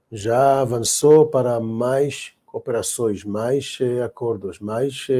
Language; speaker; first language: Portuguese; non-native, fluent; Hebrew